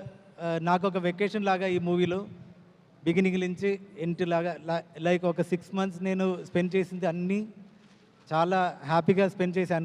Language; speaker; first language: Telugu; non-native, learner; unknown